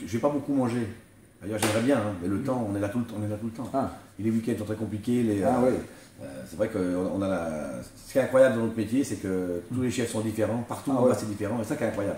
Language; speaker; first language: French; native; French